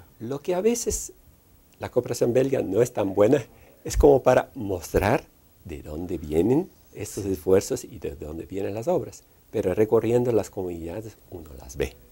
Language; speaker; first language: Spanish; non-native, fluent; Dutch